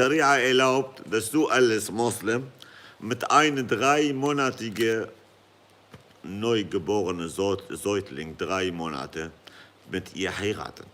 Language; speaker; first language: German; non-native, fluent; Kurdish